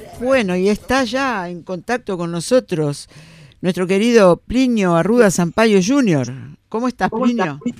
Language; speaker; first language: Spanish; native; Spanish